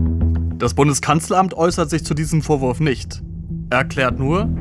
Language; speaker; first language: German; native; German